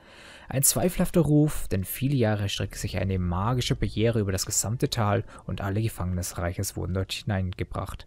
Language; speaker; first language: German; native; German